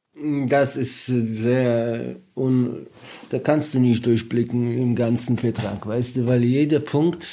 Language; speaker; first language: German; non-native, learner; Polish